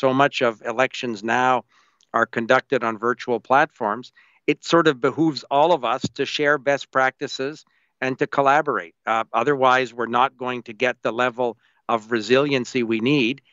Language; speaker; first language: English; native; English